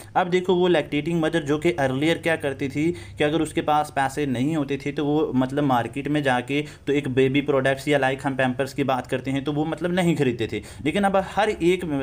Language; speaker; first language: Hindi; non-native, local second language; Kashmiri